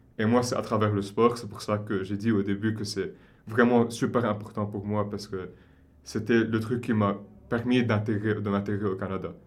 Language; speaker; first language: French; non-native, local second language; Arabic